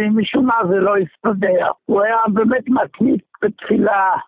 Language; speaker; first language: Hebrew; non-native, fluent; German